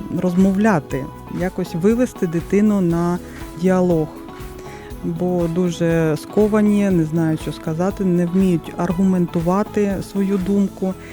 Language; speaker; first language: Ukrainian; non-native, local second language; Russian